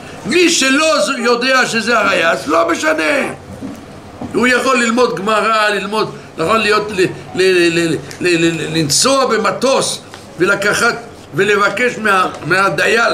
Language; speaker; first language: Hebrew; non-native, fluent; French